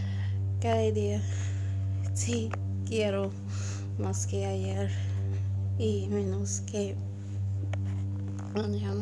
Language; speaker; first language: Spanish; non-native, learner; English